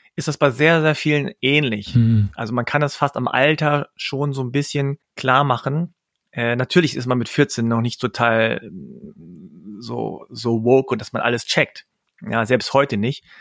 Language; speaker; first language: German; early bilingual, other home language; Korean